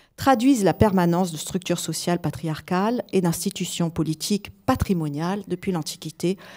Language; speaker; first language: French; native; French